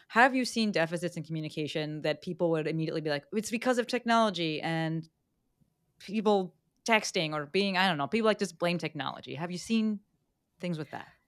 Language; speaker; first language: English; native; English